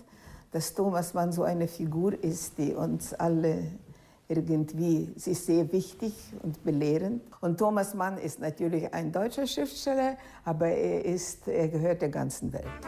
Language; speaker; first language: German; non-native, fluent; Lithuanian